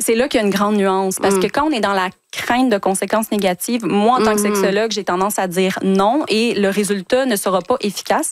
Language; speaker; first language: French; native; French